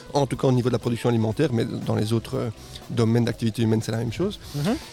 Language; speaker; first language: French; non-native, fluent; Spanish